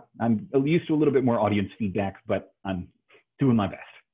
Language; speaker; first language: English; native; English